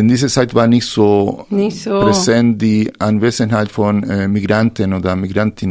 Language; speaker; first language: German; non-native, fluent; Spanish